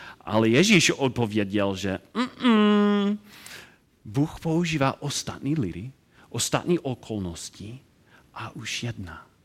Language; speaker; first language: Czech; non-native, learner; English